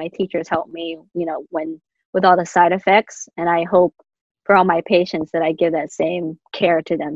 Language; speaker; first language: English; native; English